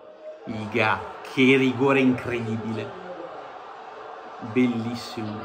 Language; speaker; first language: Italian; native; Italian